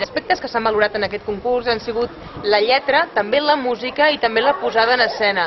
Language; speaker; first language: Catalan; native; Catalan